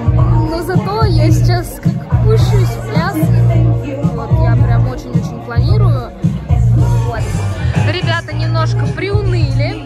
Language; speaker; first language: Russian; native; Russian